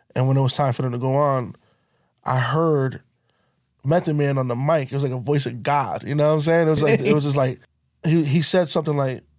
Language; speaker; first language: English; native; English